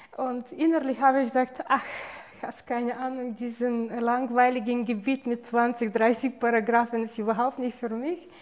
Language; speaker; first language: German; non-native, fluent; Bulgarian